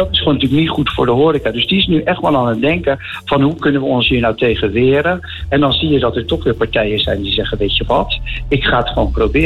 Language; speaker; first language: Dutch; native; Dutch